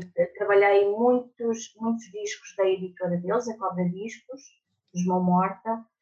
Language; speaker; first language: Portuguese; native; Portuguese